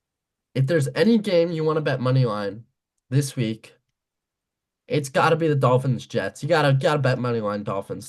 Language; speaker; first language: English; native; English